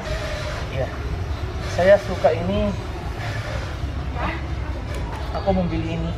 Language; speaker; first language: Indonesian; non-native, learner; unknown